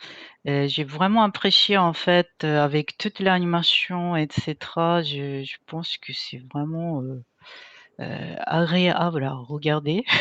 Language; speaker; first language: French; non-native, fluent; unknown